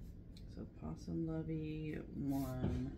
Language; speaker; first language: English; native; English